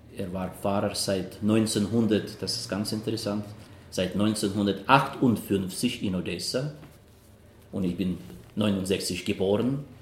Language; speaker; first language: German; non-native, fluent; Russian